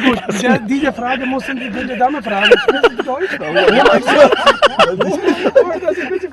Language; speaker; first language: German; non-native, learner; Urdu